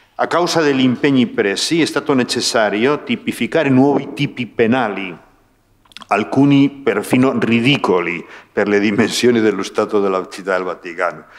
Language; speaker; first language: Italian; non-native, fluent; Spanish